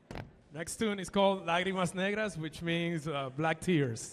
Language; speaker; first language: English; native; English